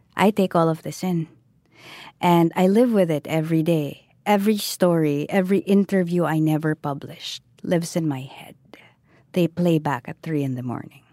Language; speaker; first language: English; non-native, local second language; Filipino